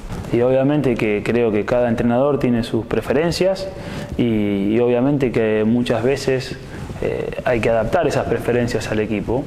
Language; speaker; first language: Spanish; native; Spanish